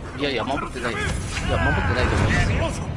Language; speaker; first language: Japanese; native; Japanese